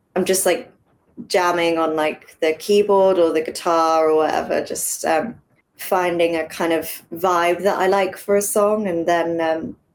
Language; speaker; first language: English; native; English